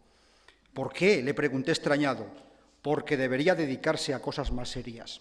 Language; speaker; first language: Spanish; native; Spanish